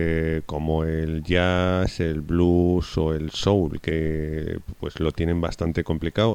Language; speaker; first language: Spanish; native; Spanish